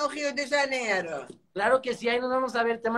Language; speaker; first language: Portuguese; non-native, learner; Spanish